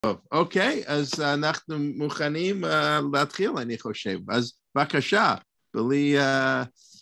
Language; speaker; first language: Hebrew; non-native, learner; English